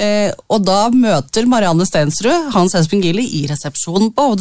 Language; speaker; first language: Norwegian; native; Norwegian